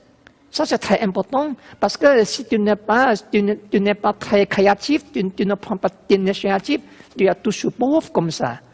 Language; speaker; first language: French; non-native, learner; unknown